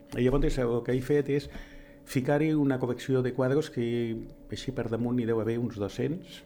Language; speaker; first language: Catalan; native; Catalan